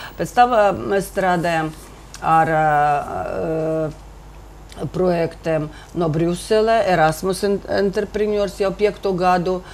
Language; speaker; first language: Latvian; non-native, local second language; Russian